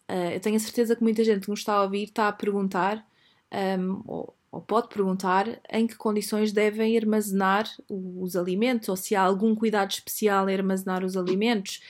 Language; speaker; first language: Portuguese; native; Portuguese